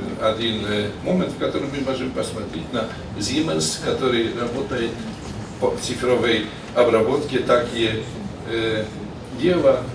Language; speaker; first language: Russian; non-native, learner; Polish